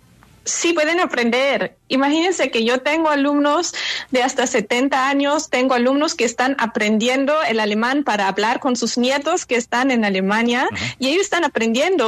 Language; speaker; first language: Spanish; non-native, fluent; German